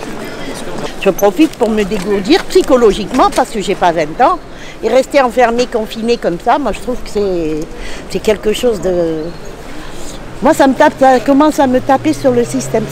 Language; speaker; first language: French; native; French